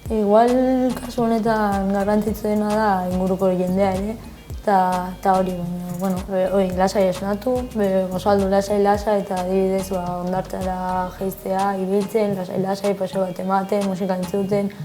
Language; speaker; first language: Basque; non-native, local second language; Spanish